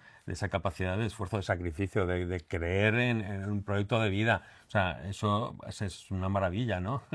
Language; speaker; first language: Spanish; native; Spanish